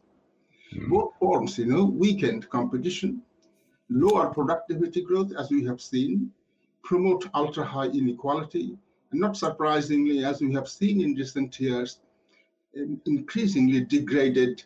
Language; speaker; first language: English; non-native, local second language; Bangla